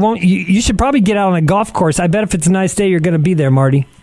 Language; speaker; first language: English; native; English